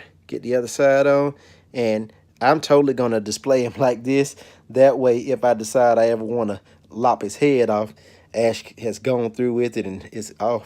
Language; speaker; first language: English; native; English